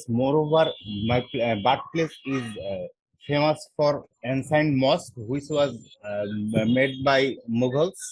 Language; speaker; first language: English; non-native, learner; Bangla